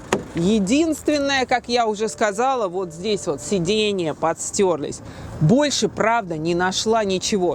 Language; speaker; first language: Russian; native; Russian